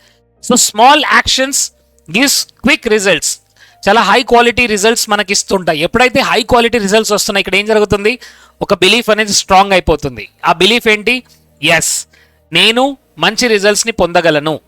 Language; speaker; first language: Telugu; native; Telugu